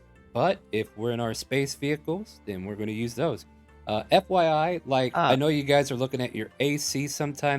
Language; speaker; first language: English; native; English